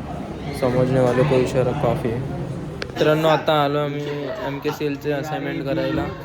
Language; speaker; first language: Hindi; non-native, local second language; Marathi